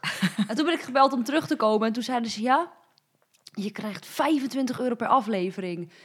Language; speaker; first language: Dutch; native; Dutch